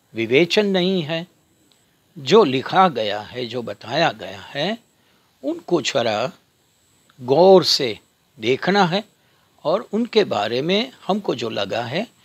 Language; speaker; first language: Hindi; non-native, local second language; Gujarati